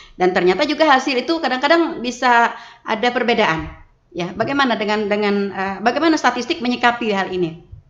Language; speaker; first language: Indonesian; native; Indonesian